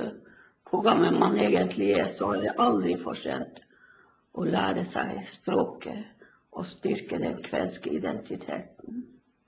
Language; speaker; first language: Norwegian; non-native, local second language; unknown